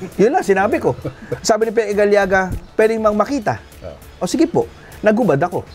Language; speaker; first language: Filipino; native; Filipino